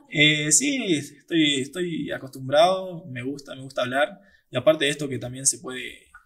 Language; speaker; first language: Spanish; native; Spanish